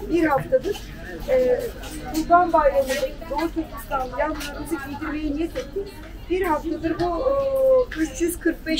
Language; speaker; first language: Turkish; native; Turkish